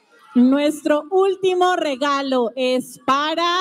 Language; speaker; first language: Spanish; native; Spanish